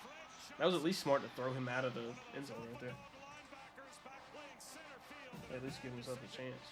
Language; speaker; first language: English; native; English